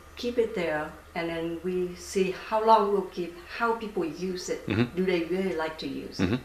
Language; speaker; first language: English; non-native, fluent; Vietnamese